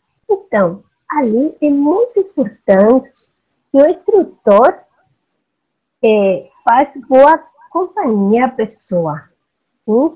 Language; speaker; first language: Portuguese; non-native, learner; Spanish